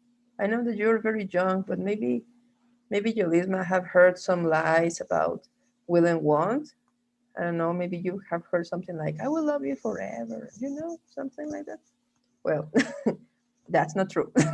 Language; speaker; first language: English; non-native, fluent; Spanish